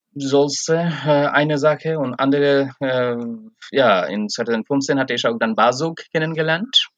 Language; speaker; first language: German; non-native, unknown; Bangla